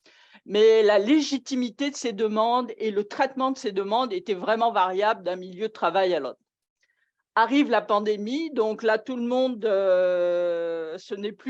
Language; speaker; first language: French; native; French